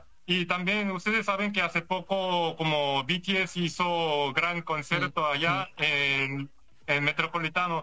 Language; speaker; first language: Spanish; non-native, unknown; Korean